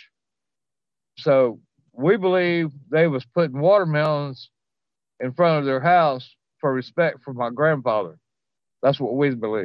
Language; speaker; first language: English; native; English